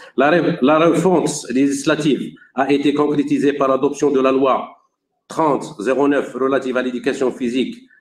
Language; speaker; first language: French; non-native, local second language; Arabic